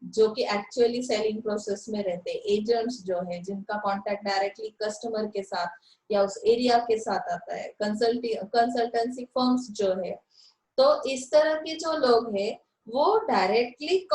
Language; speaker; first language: Hindi; non-native, local second language; Marathi